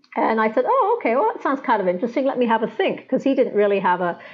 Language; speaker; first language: English; native; English